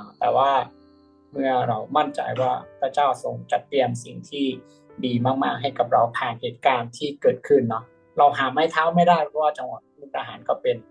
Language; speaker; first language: Thai; native; Thai